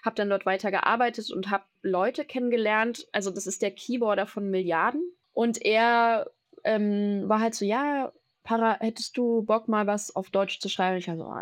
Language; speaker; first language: German; native; German